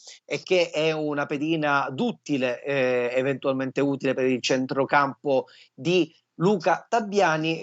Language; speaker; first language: Italian; native; Italian